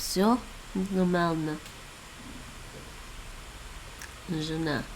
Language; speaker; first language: Russian; non-native, learner; Dutch